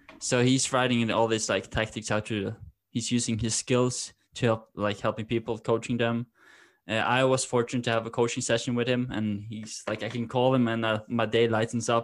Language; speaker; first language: English; non-native, fluent; Norwegian